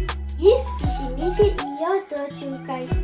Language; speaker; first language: Russian; non-native, local second language; Kyrgyz